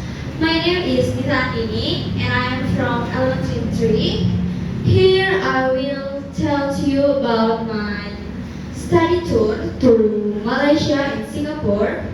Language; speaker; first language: English; non-native, learner; Indonesian